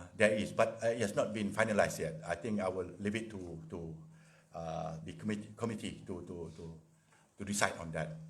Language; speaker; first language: English; non-native, local second language; Malay